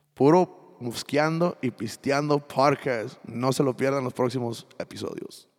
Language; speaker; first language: Spanish; early bilingual, heritage; Spanish